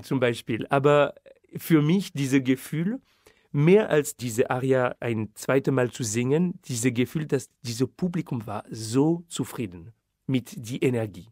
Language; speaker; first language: German; non-native, fluent; French